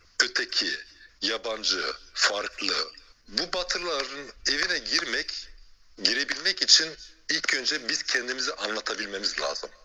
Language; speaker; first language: Turkish; early bilingual, heritage; Turkish